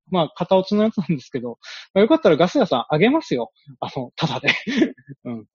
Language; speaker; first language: Japanese; native; Japanese